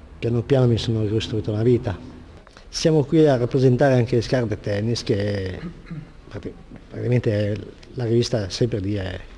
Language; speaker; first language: Italian; native; Italian